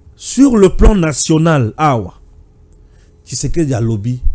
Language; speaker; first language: French; non-native, local second language; Luba-Lulua